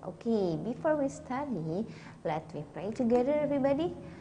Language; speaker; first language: English; non-native, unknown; Indonesian